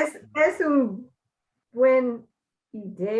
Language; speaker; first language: Spanish; non-native, learner; English